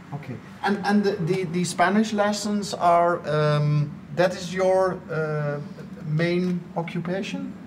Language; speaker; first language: English; non-native, fluent; Dutch